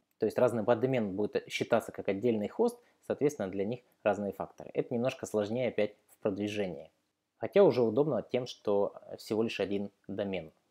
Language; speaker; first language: Russian; native; Russian